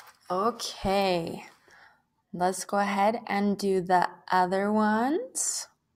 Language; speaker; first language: English; native; English